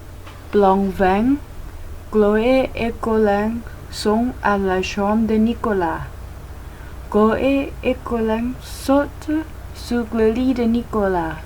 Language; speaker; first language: French; non-native, learner; Thai